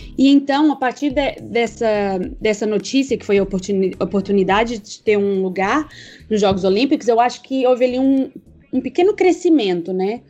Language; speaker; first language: Portuguese; native; Portuguese